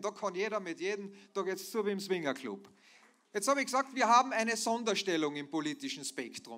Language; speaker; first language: German; native; German